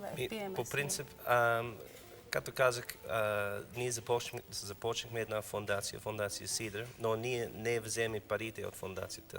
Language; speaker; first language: Bulgarian; non-native, learner; English